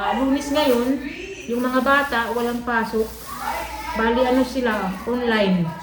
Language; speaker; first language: Filipino; non-native, local second language; Cebuano